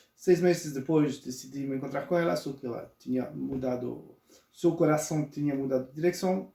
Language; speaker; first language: Portuguese; non-native, local second language; Spanish